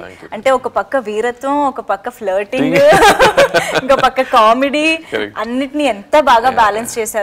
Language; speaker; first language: Telugu; native; Telugu